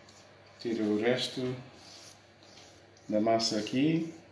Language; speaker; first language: Portuguese; early bilingual, heritage; Portuguese